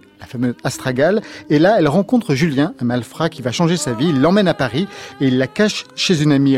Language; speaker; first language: French; native; French